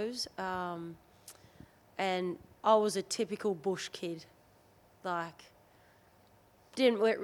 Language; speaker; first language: English; native; English